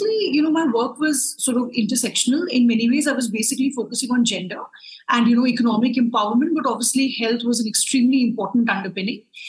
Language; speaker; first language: English; non-native, local second language; Hindi